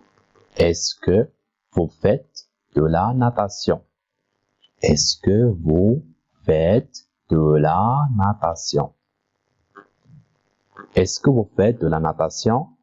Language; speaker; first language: French; non-native, local second language; Arabic